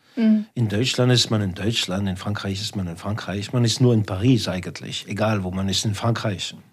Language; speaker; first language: German; non-native, local second language; French